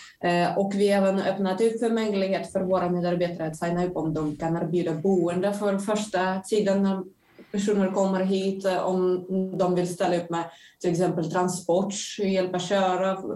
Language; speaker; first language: Swedish; non-native, fluent; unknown